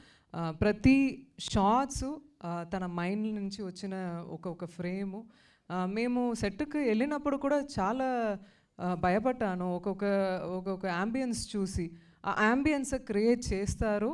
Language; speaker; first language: Telugu; non-native, fluent; Tamil